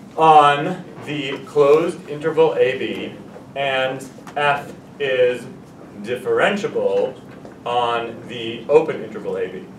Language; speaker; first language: English; native; English